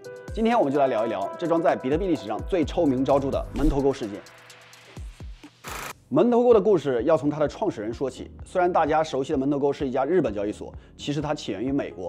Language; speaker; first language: Chinese; native; Chinese